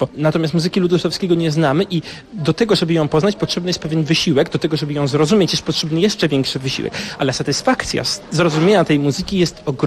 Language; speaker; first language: Polish; native; Polish